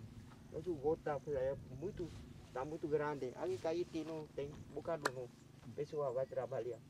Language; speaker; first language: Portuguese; non-native, learner; Vietnamese